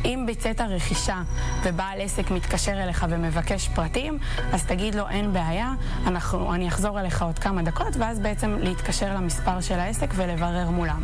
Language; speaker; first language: Hebrew; native; Hebrew